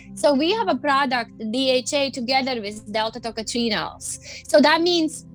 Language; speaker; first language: English; non-native, fluent; Latvian